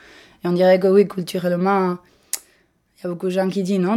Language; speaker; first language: French; non-native, local second language; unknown